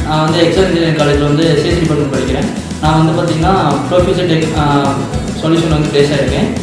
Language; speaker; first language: Tamil; native; Tamil